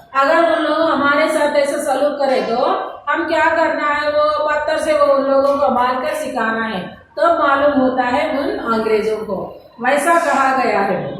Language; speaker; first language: Hindi; non-native, local second language; Telugu